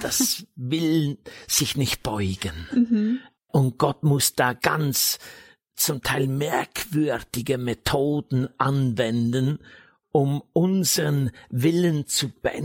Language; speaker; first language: German; native; German